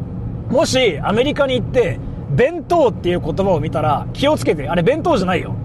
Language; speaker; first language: Japanese; native; Japanese